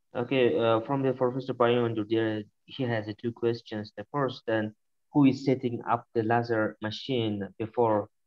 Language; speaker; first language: English; non-native, learner; Mongolian